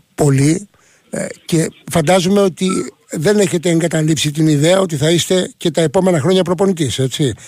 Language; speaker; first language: Greek; native; Greek